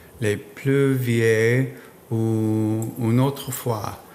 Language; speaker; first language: French; non-native, learner; English